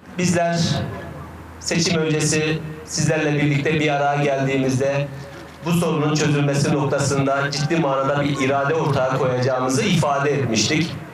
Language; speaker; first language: Turkish; native; Turkish